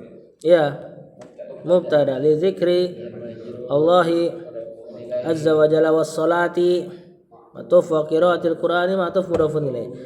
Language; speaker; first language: Arabic; non-native, fluent; Indonesian